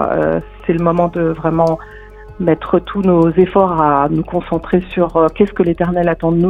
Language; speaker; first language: French; native; French